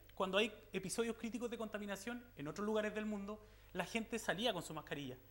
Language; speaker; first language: Spanish; native; Spanish